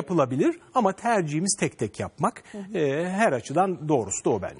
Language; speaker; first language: Turkish; native; Turkish